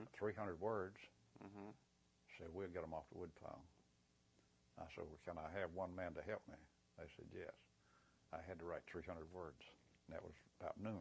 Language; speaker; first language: English; native; English